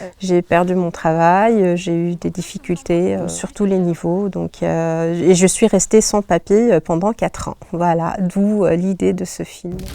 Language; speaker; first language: French; non-native, local second language; Arabic